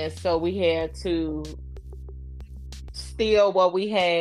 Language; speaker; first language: English; native; English